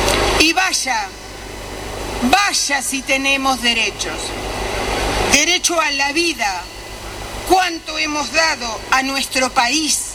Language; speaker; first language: Spanish; native; Spanish